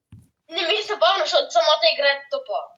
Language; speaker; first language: Bulgarian; native; Bulgarian